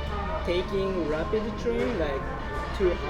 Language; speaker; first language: English; non-native, learner; Japanese